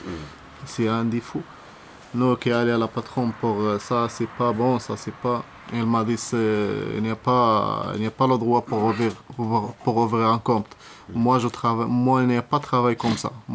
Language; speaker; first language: French; non-native, learner; Arabic